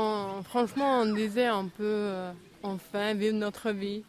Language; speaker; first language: French; non-native, fluent; Albanian